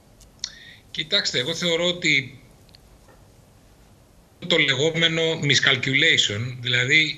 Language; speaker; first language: Greek; native; Greek